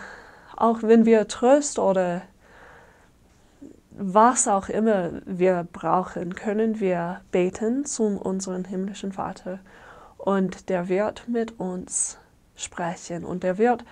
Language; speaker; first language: German; non-native, fluent; English